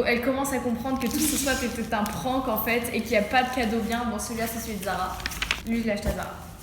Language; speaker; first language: French; native; French